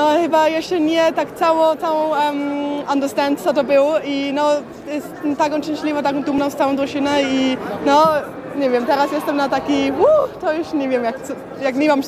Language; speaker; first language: Polish; early bilingual, heritage; Polish